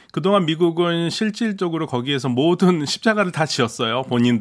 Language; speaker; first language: Korean; native; Korean